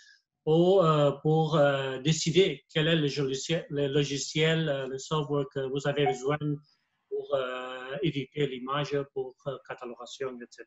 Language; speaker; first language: French; non-native, fluent; Spanish